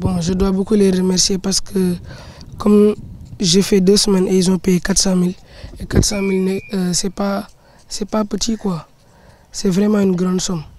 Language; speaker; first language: French; non-native, local second language; Wolof